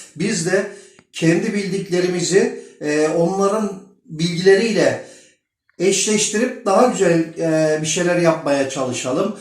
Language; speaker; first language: Turkish; native; Turkish